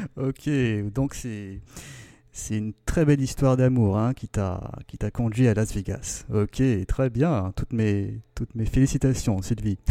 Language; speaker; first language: French; native; French